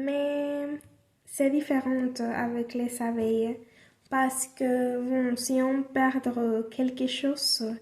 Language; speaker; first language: French; non-native, learner; Spanish